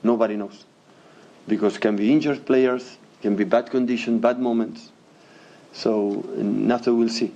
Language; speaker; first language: English; non-native, fluent; Catalan